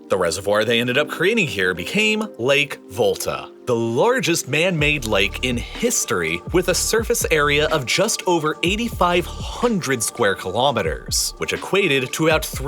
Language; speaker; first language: English; native; English